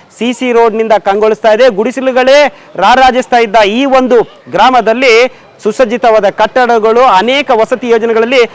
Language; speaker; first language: Kannada; non-native, local second language; Lambadi